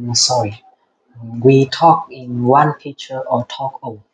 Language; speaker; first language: English; non-native, learner; Vietnamese